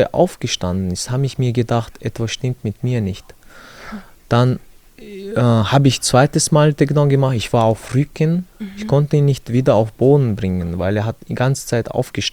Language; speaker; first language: German; non-native, learner; Chechen